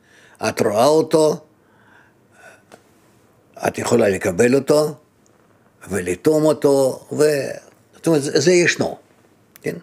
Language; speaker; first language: Hebrew; non-native, fluent; Russian